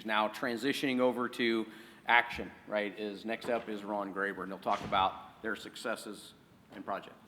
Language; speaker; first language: English; native; English